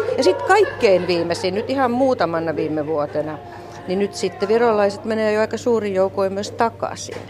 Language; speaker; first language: Finnish; native; Finnish